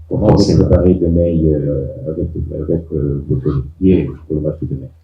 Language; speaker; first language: French; non-native, learner; Swahili